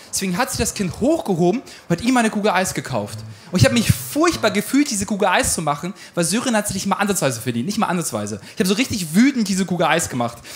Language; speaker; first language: German; early bilingual, other home language; Ukrainian